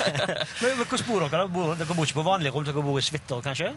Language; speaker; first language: Norwegian; native; Norwegian